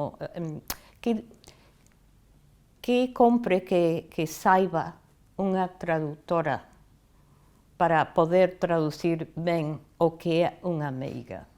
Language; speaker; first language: Galician; non-native, fluent; English